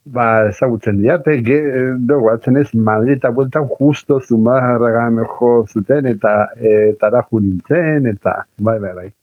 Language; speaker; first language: Basque; native; Basque